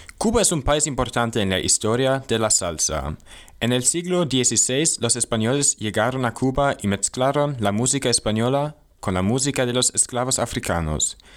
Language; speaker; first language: Spanish; non-native, learner; German